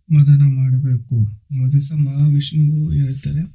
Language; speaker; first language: Kannada; non-native, local second language; Telugu